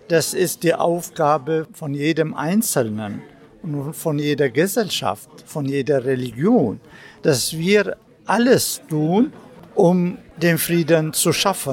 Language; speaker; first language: German; non-native, fluent; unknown